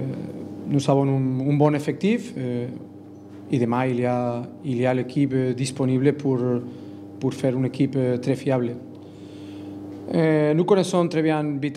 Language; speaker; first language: French; non-native, learner; Spanish